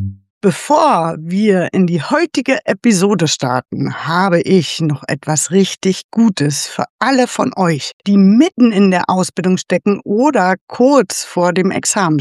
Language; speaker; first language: German; native; German